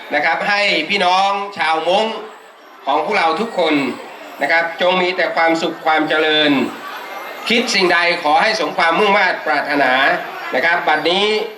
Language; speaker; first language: Thai; non-native, local second language; Hmong